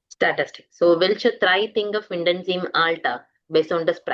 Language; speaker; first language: German; non-native, fluent; Tamil